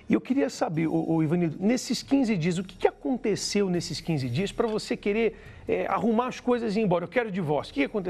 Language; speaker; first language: Portuguese; native; Portuguese